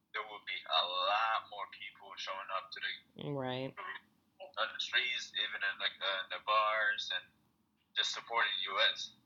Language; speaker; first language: English; non-native, fluent; Amharic